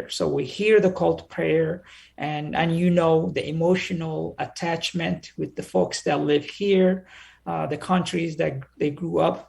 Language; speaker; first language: English; early bilingual, other home language; Somali